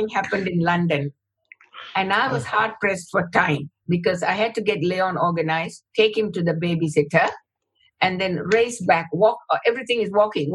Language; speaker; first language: English; non-native, local second language; Tamil